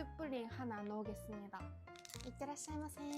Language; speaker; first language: Korean; non-native, fluent; Japanese